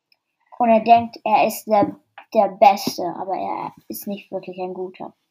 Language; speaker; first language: German; non-native, learner; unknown